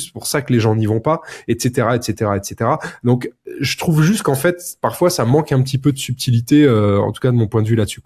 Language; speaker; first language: French; native; French